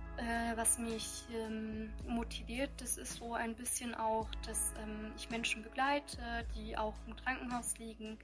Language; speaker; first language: German; early bilingual, other home language; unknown